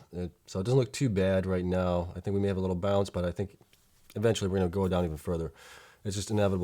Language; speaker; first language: English; native; English